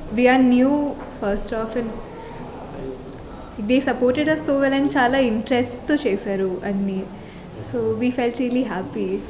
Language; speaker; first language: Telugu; non-native, learner; Tulu